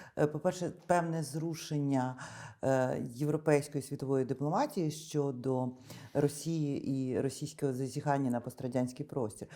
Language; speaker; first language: Ukrainian; native; Ukrainian